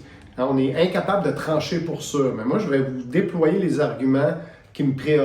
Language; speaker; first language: French; native; French